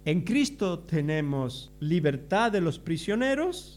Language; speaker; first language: Spanish; native; Spanish